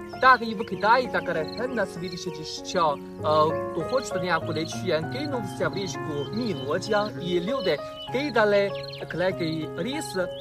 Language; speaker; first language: Ukrainian; non-native, fluent; Chinese